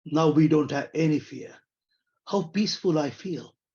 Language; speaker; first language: English; non-native, local second language; Marathi